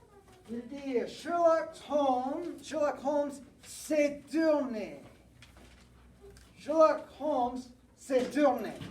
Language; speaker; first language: French; non-native, fluent; English